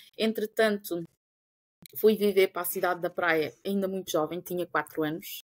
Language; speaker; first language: Portuguese; non-native, local second language; Kabuverdianu